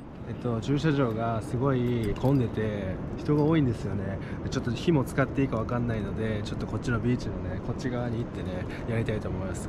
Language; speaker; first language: Japanese; native; Japanese